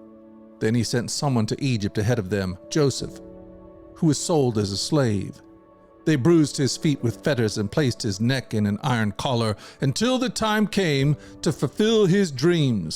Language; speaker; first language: English; native; English